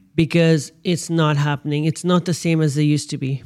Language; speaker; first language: English; non-native, local second language; Urdu